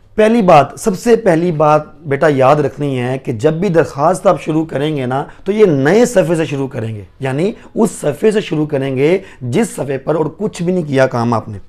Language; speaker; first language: Urdu; non-native, local second language; Punjabi